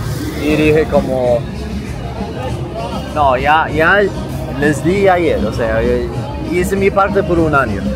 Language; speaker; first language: Spanish; non-native, learner; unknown